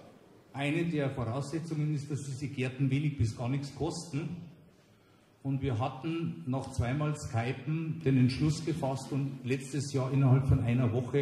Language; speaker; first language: German; native; German